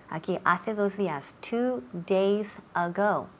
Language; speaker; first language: Spanish; non-native, fluent; English